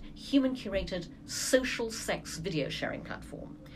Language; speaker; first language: English; early bilingual, other home language; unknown